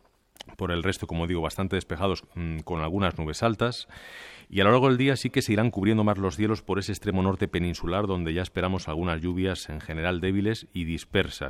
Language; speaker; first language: Spanish; native; Spanish